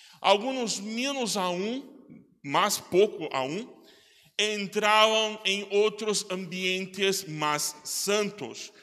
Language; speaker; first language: Spanish; non-native, learner; Portuguese